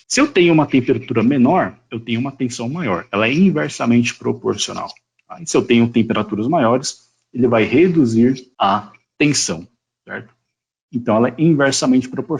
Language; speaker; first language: Portuguese; native; Portuguese